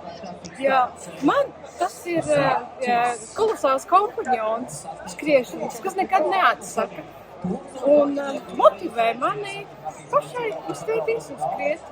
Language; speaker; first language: Latvian; non-native, learner; Ukrainian